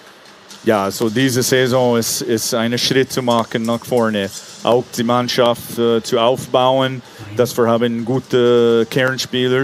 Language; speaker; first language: German; non-native, fluent; English